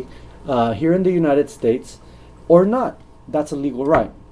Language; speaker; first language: English; native; English